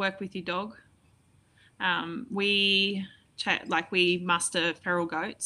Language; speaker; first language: English; native; English